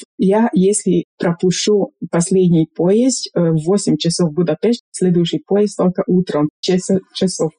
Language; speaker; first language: Russian; non-native, fluent; Hungarian